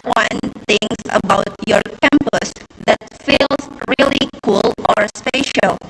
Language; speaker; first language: English; non-native, learner; Indonesian